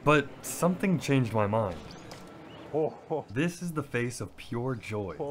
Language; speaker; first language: English; native; English